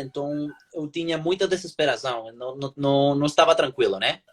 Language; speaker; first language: Portuguese; non-native, learner; Spanish